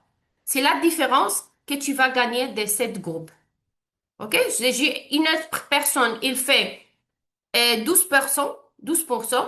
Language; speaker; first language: French; non-native, learner; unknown